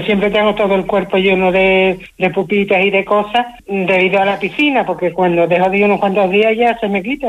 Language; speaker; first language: Spanish; native; Spanish